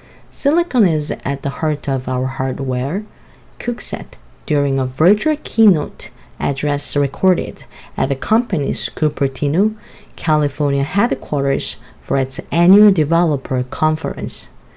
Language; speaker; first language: English; non-native, fluent; Korean